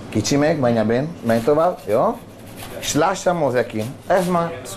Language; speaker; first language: Hungarian; non-native, learner; Italian